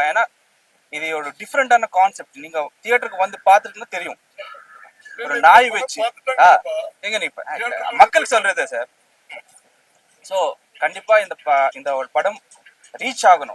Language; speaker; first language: Tamil; non-native, learner; Telugu